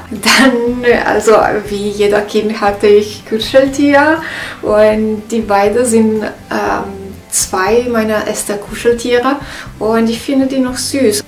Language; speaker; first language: German; non-native, learner; Italian